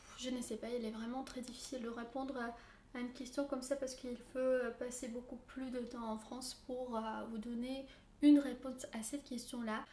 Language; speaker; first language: French; non-native, fluent; Armenian